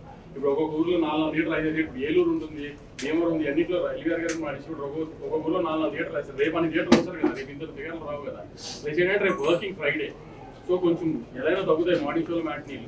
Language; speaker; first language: Telugu; native; Telugu